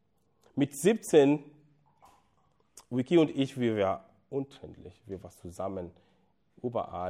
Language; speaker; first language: German; non-native, fluent; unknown